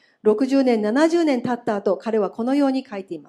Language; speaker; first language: Japanese; native; Japanese